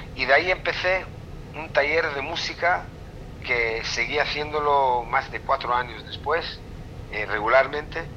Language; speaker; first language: Spanish; non-native, fluent; Hebrew